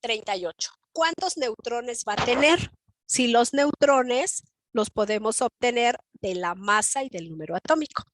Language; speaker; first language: Spanish; native; Spanish